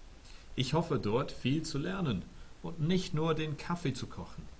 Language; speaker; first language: German; non-native, fluent; English